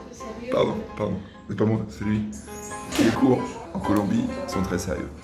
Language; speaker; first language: French; native; French